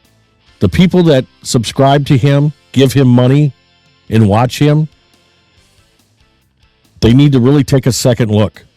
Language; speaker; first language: English; native; English